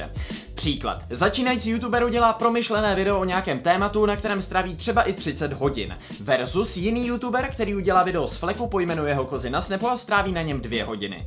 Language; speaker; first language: Czech; native; Czech